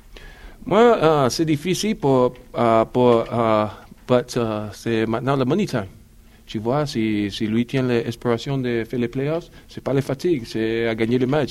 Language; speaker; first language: French; non-native, learner; English